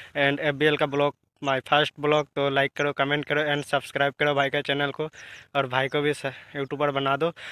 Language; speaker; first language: Hindi; native; Hindi